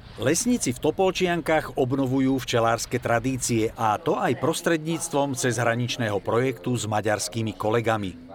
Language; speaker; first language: Slovak; native; Slovak